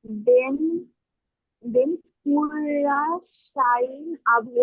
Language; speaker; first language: German; non-native, learner; Bangla